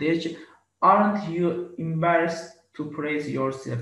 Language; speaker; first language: English; non-native, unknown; Azerbaijani